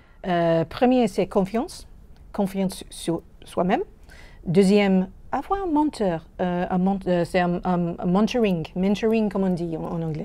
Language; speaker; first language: French; non-native, fluent; English